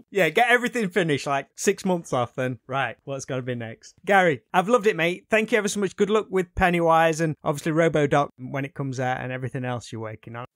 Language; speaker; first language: English; native; English